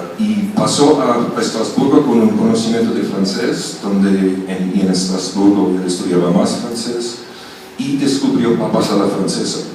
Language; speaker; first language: Spanish; non-native, fluent; German